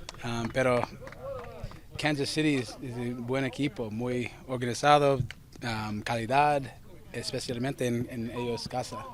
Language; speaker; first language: Spanish; non-native, learner; English